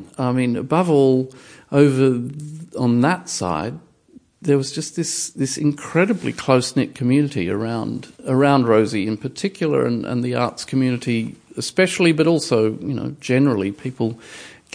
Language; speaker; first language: English; native; English